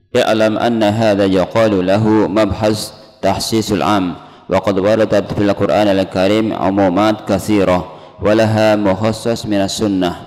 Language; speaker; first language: Arabic; non-native, fluent; Indonesian